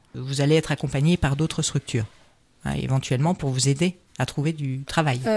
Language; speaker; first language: French; native; French